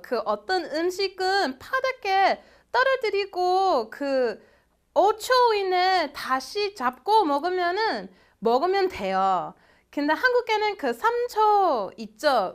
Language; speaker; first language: Korean; non-native, fluent; English